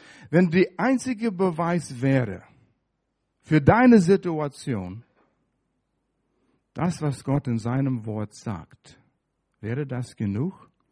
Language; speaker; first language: German; non-native, fluent; English